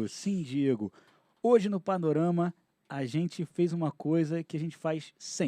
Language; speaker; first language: Portuguese; native; Portuguese